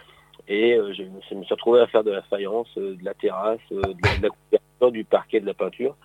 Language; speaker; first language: French; native; French